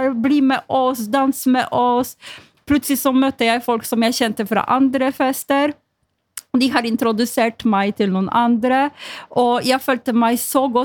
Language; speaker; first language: Norwegian; non-native, fluent; Polish